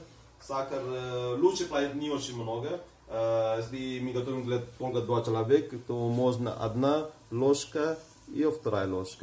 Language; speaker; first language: Russian; non-native, fluent; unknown